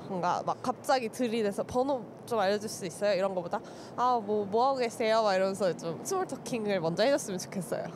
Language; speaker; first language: Korean; native; Korean